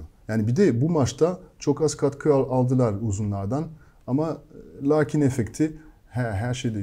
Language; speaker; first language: Turkish; non-native, fluent; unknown